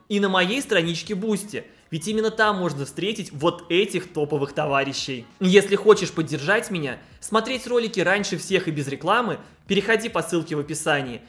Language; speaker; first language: Russian; native; Russian